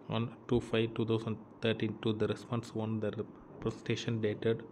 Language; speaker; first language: English; non-native, local second language; Tamil